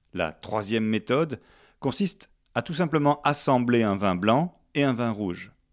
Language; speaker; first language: French; native; French